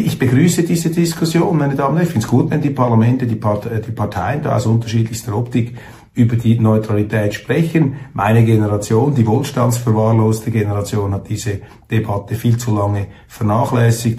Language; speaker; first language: German; native; German